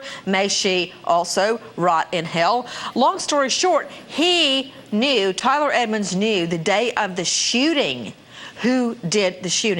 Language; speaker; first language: English; native; English